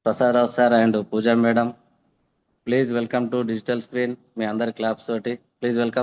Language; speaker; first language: Telugu; native; Telugu